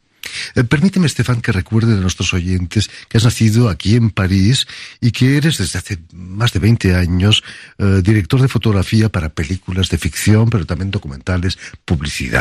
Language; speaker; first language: Spanish; native; Spanish